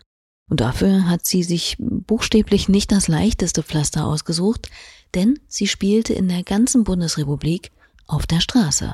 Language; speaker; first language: German; native; German